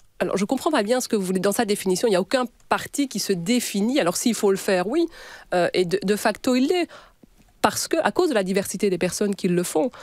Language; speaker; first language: French; native; French